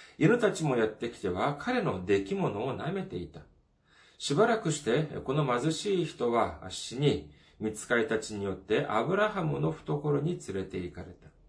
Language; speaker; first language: Japanese; non-native, fluent; Korean